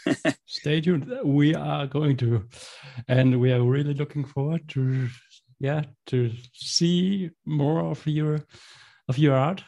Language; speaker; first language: English; non-native, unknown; German